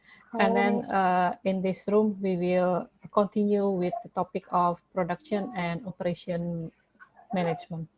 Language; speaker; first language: English; non-native, learner; Indonesian